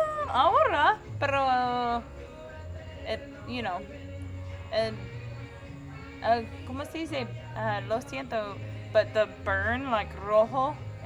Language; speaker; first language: Spanish; non-native, learner; English